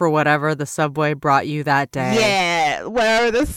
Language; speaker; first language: English; native; English